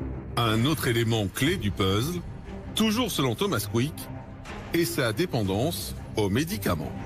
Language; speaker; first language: French; native; French